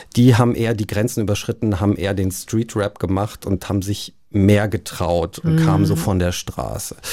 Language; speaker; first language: German; native; German